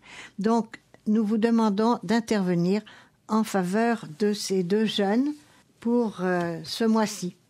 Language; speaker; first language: French; native; French